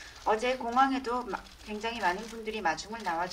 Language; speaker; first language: Korean; native; Korean